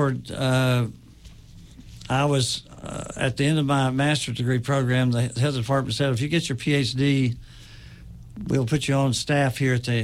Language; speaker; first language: English; native; English